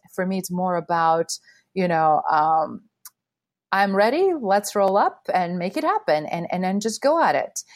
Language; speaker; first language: English; non-native, fluent; Bosnian